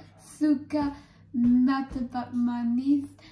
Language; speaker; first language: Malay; early bilingual, heritage; English